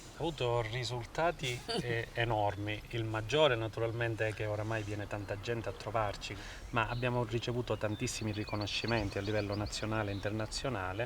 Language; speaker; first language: Italian; native; Italian